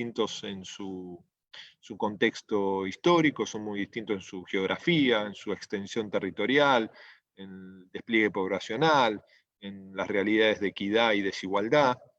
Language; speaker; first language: Spanish; native; Spanish